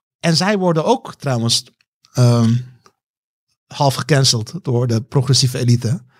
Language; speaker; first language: Dutch; early bilingual, other home language; Turkish